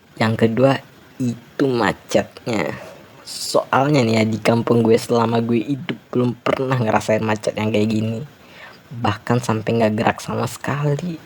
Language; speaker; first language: Indonesian; non-native, local second language; Minangkabau